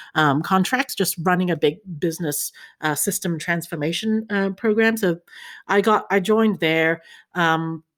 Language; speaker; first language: English; early bilingual, other home language; Chinese